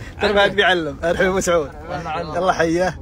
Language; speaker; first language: Arabic; native; Arabic